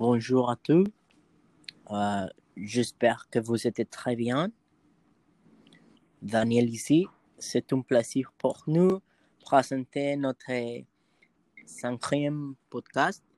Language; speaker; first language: French; non-native, learner; Spanish